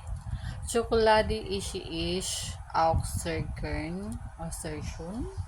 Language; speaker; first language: German; non-native, learner; Filipino